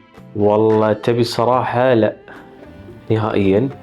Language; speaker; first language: Arabic; native; Arabic